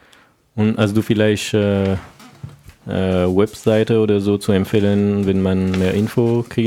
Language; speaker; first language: German; non-native, learner; French